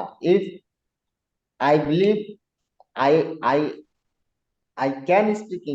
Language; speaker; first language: English; non-native, learner; Bangla